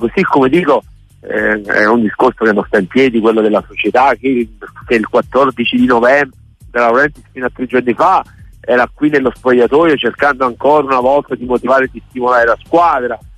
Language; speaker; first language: Italian; native; Italian